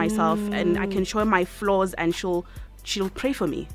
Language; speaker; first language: English; non-native, local second language; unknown